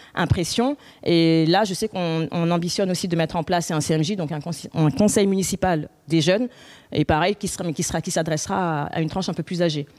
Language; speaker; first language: French; native; French